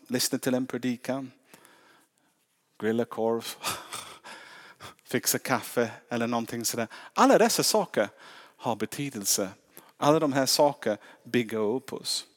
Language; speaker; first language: Swedish; non-native, fluent; English